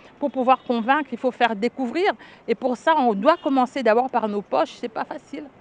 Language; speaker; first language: French; non-native, local second language; Lingala